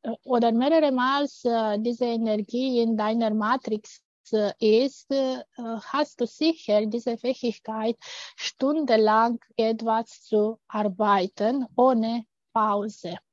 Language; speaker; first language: German; non-native, fluent; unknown